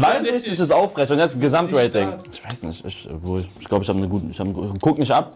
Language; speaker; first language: German; native; German